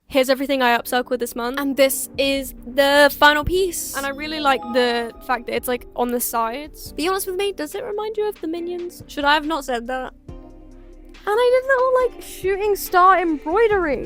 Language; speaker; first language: English; native; English